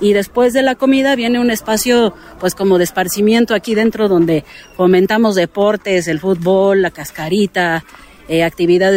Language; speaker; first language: Spanish; native; Spanish